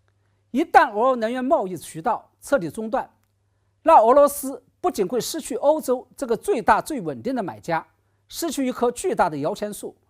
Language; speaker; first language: Chinese; native; Chinese